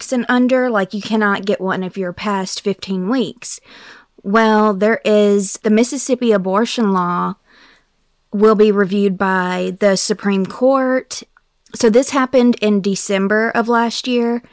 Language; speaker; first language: English; native; English